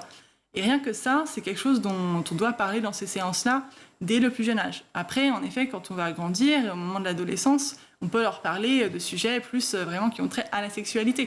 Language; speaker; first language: French; native; French